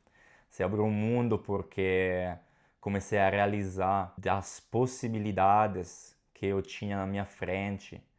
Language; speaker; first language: Portuguese; non-native, fluent; Italian